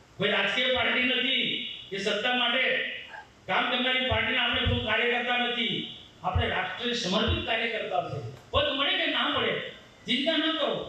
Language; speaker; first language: Gujarati; non-native, local second language; Vasavi